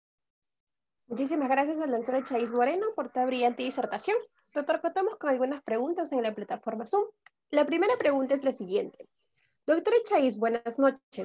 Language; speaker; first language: Spanish; native; Spanish